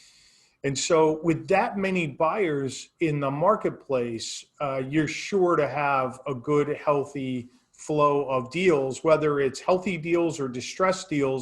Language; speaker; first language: English; native; English